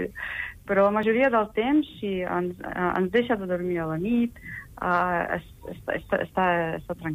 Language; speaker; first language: Catalan; non-native, fluent; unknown